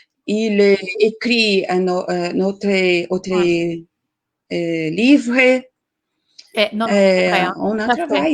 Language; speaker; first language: French; non-native, learner; Portuguese